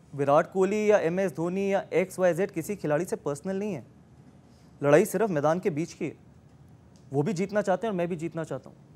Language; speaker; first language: Hindi; native; Hindi